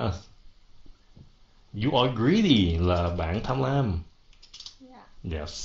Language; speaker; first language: English; non-native, fluent; Vietnamese